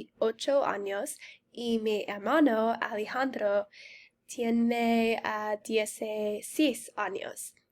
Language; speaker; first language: Spanish; non-native, learner; English